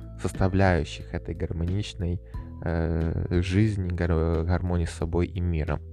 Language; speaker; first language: Russian; native; Russian